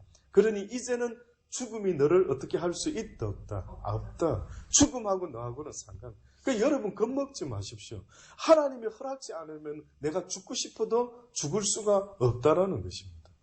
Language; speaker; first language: Korean; native; Korean